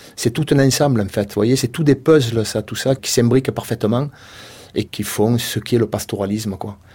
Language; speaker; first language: French; native; French